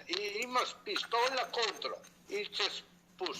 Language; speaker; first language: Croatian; non-native, learner; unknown